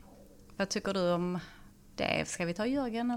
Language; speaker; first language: Swedish; native; Swedish